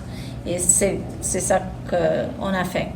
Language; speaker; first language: French; non-native, fluent; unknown